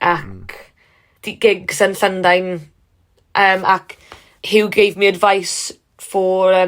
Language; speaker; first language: Welsh; non-native, learner; English